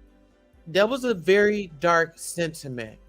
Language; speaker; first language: English; native; English